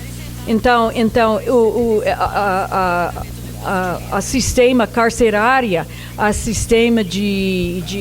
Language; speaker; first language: Portuguese; non-native, fluent; English